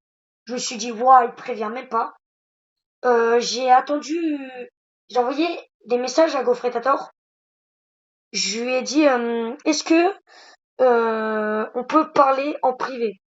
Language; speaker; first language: French; native; French